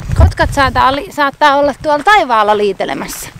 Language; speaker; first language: Finnish; native; Finnish